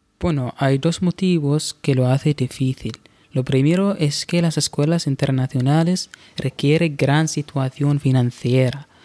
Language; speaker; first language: Spanish; non-native, fluent; Arabic